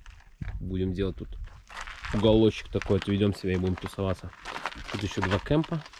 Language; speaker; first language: Russian; native; Russian